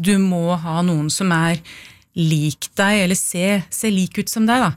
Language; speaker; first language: Norwegian; early bilingual, other home language; Urdu